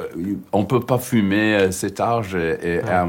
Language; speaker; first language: French; non-native, learner; English